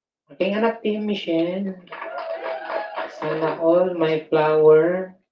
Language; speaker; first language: English; non-native, local second language; Filipino